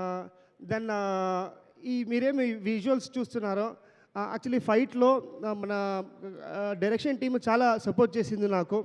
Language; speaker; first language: Telugu; non-native, learner; Kannada